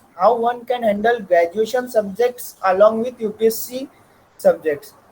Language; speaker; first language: English; non-native, local second language; Marathi